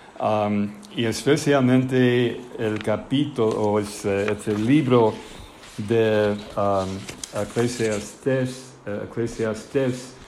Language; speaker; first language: Spanish; non-native, fluent; English